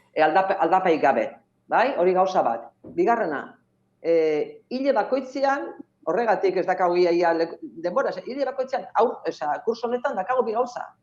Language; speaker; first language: Basque; non-native, local second language; Spanish